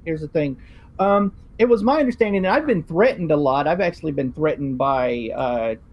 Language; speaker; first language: English; native; English